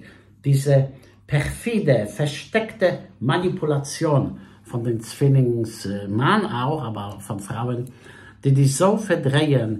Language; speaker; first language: German; non-native, fluent; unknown